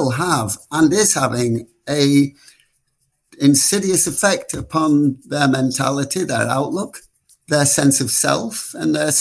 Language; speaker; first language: English; native; English